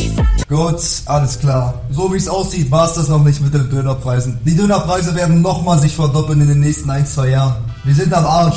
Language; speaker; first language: German; native; German